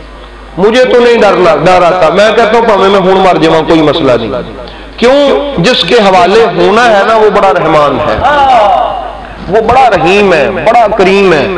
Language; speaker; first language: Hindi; non-native, local second language; Punjabi